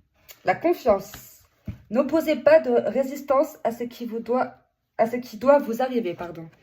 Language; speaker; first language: French; native; French